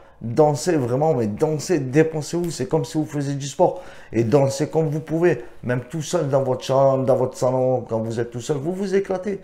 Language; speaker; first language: French; native; French